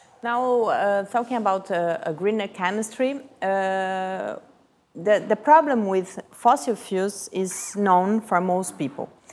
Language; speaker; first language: English; non-native, fluent; Portuguese